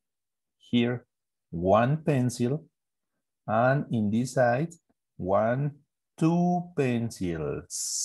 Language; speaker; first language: English; non-native, learner; Spanish